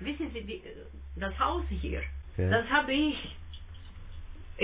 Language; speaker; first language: German; non-native, learner; Russian